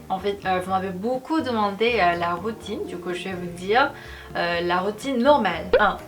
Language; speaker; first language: French; non-native, fluent; Korean